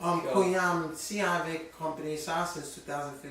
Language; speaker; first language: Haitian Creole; early bilingual, heritage; English